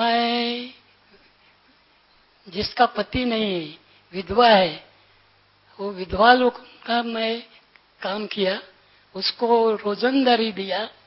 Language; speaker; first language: Hindi; non-native, local second language; Marathi